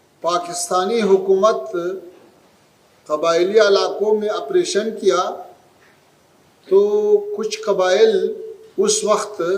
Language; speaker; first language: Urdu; non-native, fluent; Pashto